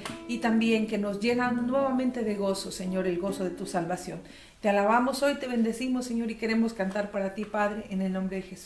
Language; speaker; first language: Spanish; native; Spanish